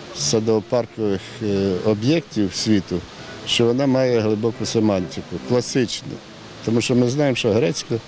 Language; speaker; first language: Ukrainian; native; Ukrainian